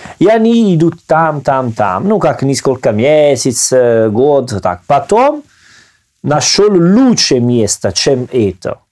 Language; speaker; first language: Russian; non-native, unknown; Italian